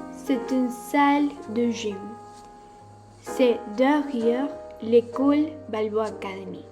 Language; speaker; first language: French; non-native, learner; Spanish